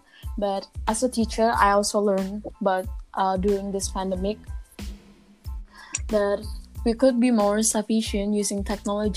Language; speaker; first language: English; non-native, fluent; Indonesian